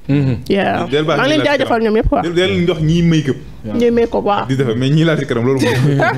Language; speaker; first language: Wolof; native; Wolof